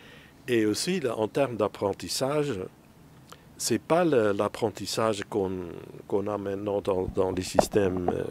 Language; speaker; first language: French; non-native, fluent; Dutch